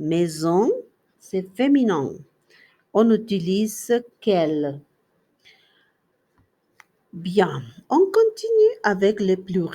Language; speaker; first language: French; non-native, fluent; Spanish